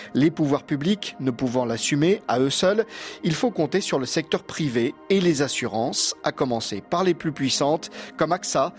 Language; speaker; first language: French; native; French